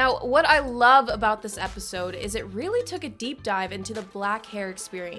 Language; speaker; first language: English; native; English